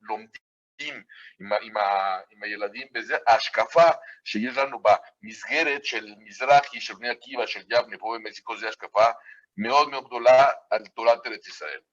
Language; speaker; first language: Hebrew; non-native, fluent; Spanish